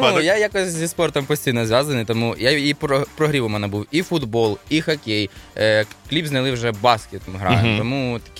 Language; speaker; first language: Ukrainian; non-native, local second language; Russian